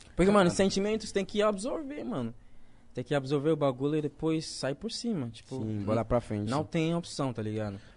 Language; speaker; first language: Portuguese; non-native, fluent; Akan